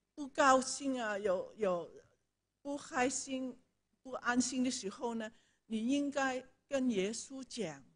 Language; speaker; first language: Chinese; non-native, local second language; Cantonese